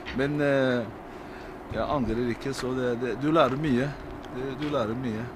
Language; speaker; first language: Norwegian; non-native, fluent; Arabic